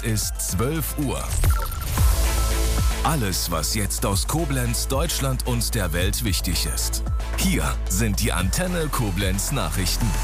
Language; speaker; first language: German; native; German